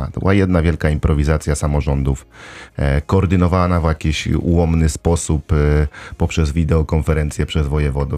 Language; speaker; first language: Polish; native; Polish